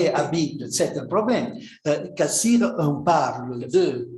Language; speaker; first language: French; non-native, fluent; Italian